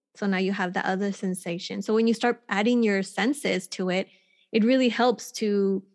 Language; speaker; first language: English; native; English